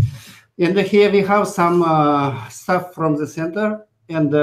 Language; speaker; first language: English; non-native, fluent; Uzbek